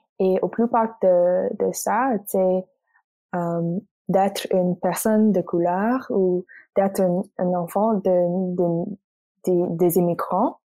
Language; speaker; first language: French; non-native, local second language; English